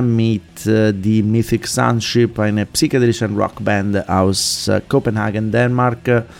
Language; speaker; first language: German; non-native, fluent; Italian